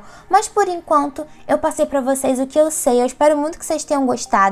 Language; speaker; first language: Portuguese; native; Portuguese